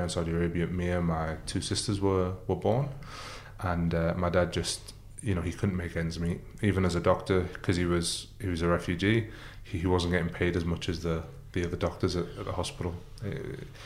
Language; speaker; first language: English; early bilingual, other home language; Arabic